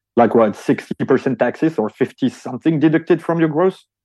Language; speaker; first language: English; non-native, fluent; French